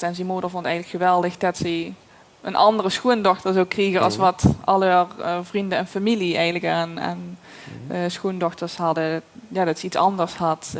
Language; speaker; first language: Dutch; native; Dutch